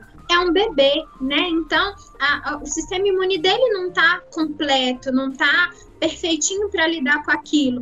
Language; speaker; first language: Portuguese; native; Portuguese